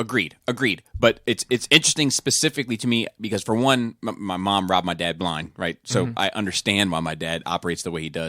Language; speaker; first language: English; native; English